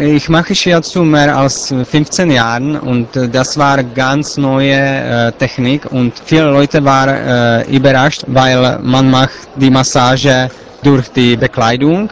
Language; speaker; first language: German; non-native, learner; Czech